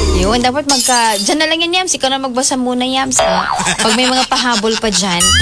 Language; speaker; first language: Filipino; non-native, local second language; Cebuano